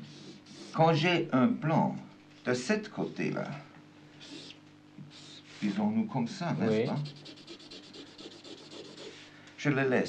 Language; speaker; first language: French; non-native, fluent; German